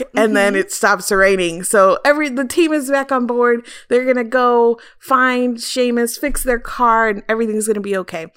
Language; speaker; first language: English; native; English